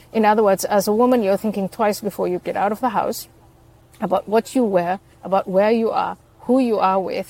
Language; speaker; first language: English; non-native, fluent; Somali